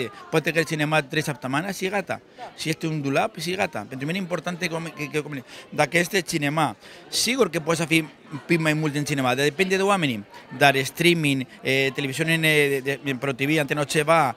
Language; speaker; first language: Romanian; non-native, learner; Spanish